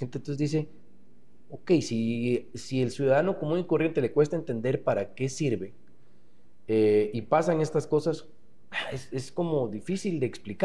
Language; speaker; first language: Spanish; native; Spanish